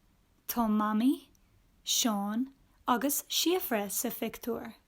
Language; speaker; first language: Irish; non-native, local second language; English